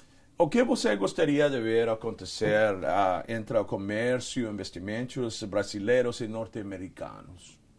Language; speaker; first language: Portuguese; non-native, learner; Spanish